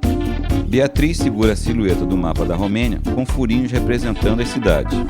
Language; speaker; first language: Portuguese; native; Portuguese